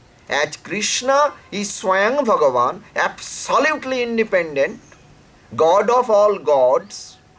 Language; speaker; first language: English; non-native, local second language; Bangla